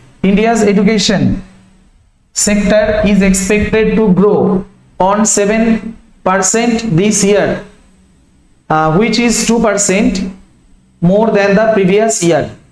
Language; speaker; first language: English; non-native, local second language; Bangla